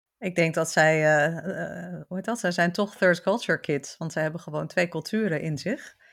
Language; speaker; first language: Dutch; native; Dutch